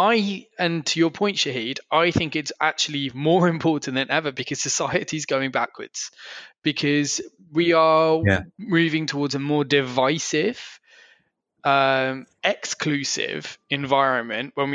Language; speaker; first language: English; native; English